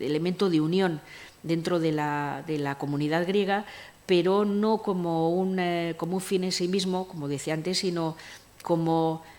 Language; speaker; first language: Spanish; native; Spanish